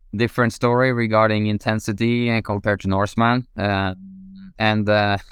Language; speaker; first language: English; non-native, fluent; Norwegian